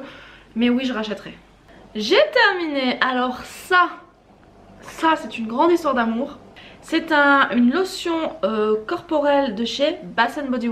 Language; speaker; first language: French; native; French